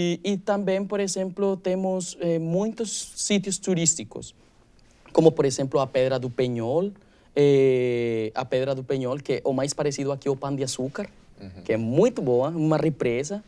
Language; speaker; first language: Portuguese; non-native, learner; Spanish